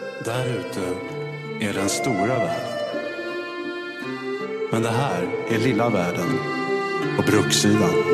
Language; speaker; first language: Swedish; native; Swedish